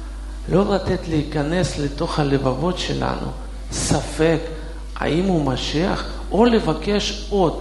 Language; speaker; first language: Hebrew; non-native, fluent; Russian